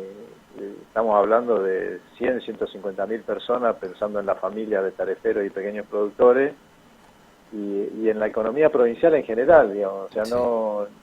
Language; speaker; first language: Spanish; native; Spanish